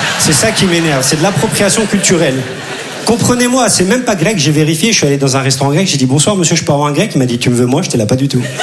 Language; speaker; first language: French; early bilingual, other home language; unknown